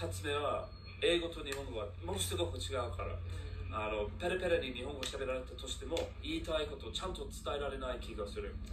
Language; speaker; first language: Japanese; non-native, fluent; English